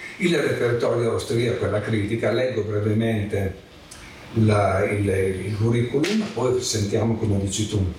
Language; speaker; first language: Italian; native; Italian